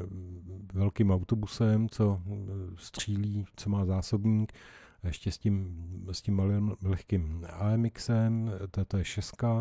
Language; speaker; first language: Czech; native; Czech